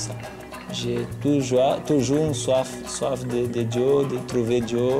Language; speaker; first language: French; non-native, learner; Portuguese